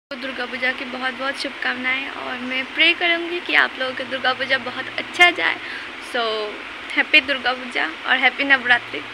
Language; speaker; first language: Hindi; non-native, local second language; Bangla